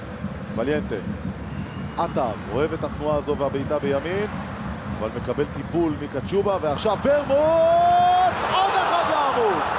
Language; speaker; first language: Hebrew; native; Hebrew